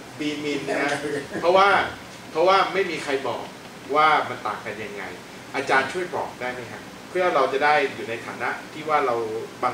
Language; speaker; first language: Thai; native; Thai